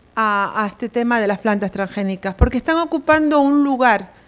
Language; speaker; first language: Spanish; native; Spanish